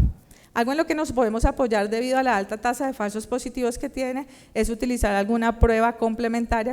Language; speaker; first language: Spanish; native; Spanish